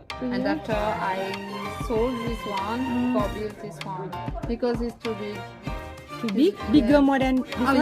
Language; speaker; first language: English; non-native, learner; Thai